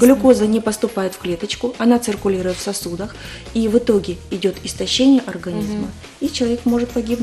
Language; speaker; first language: Russian; native; Russian